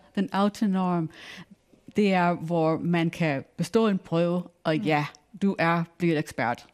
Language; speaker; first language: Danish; non-native, fluent; English